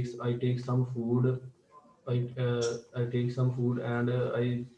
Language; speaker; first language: English; non-native, learner; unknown